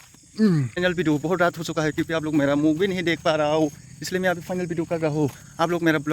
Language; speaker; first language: Hindi; non-native, local second language; Kok Borok